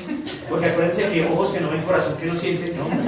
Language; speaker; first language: Spanish; native; Spanish